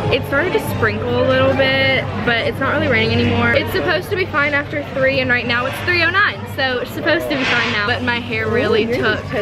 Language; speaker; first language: English; native; English